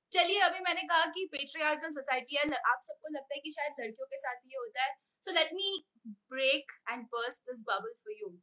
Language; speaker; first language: Hindi; native; Hindi